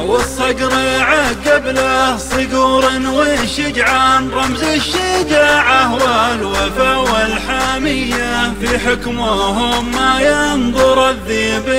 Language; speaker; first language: Arabic; native; Arabic